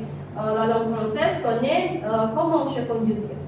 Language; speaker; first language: French; non-native, fluent; Indonesian